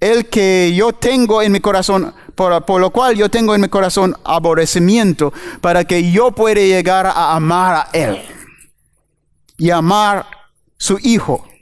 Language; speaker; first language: Spanish; non-native, fluent; English